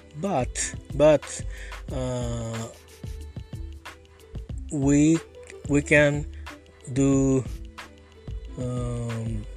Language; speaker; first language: English; non-native, learner; Japanese